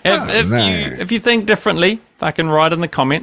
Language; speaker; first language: English; native; English